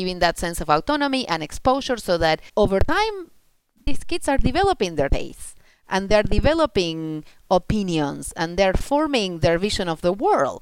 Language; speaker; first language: English; non-native, fluent; Spanish